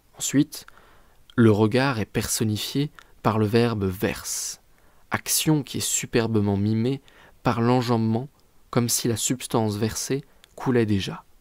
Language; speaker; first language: French; native; French